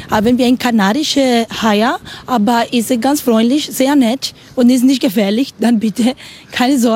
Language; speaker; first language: German; non-native, learner; Spanish